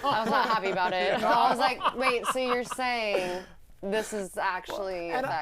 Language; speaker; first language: English; native; English